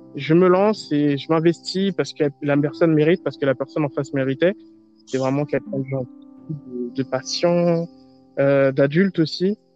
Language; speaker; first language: French; native; French